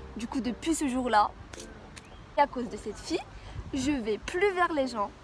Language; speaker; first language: French; non-native, local second language; Arabic